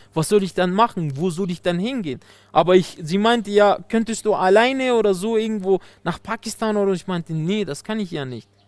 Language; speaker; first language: German; non-native, fluent; Persian